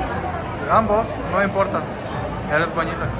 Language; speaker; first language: Spanish; non-native, learner; Russian